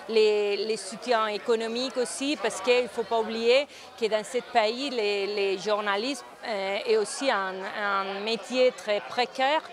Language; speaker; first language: French; non-native, fluent; Spanish